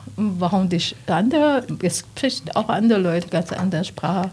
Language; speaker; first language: German; non-native, learner; Chinese